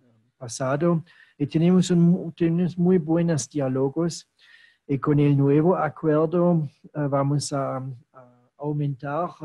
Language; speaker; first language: Spanish; non-native, fluent; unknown